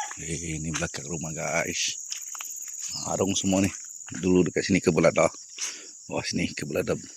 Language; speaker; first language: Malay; non-native, local second language; Iban